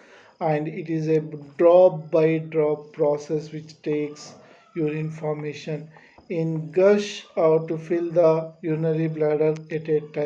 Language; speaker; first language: English; non-native, local second language; Telugu